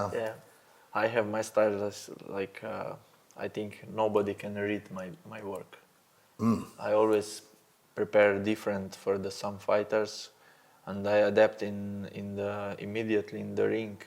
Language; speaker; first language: English; non-native, learner; Slovenian